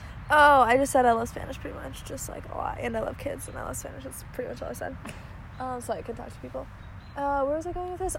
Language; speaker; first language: English; native; English